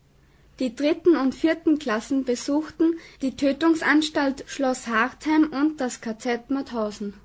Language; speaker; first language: German; native; German